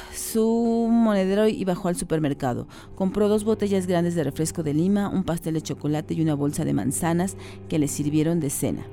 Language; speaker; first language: Spanish; native; Spanish